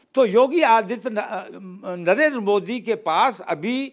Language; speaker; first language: Hindi; native; Hindi